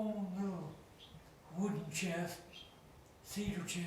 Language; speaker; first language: English; native; English